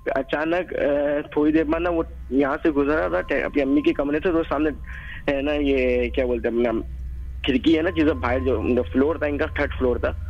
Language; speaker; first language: Urdu; native; Urdu